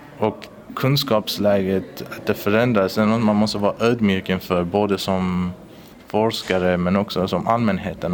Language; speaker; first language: Swedish; early bilingual, other home language; Persian